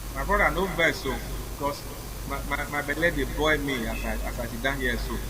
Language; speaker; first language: Nigerian Pidgin; non-native, local second language; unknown